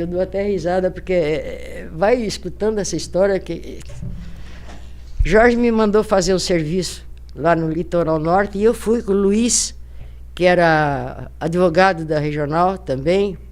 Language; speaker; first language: Portuguese; native; Portuguese